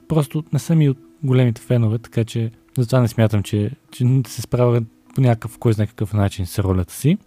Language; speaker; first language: Bulgarian; native; Bulgarian